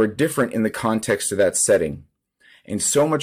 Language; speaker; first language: English; native; English